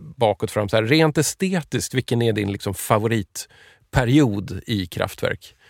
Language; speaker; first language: Swedish; native; Swedish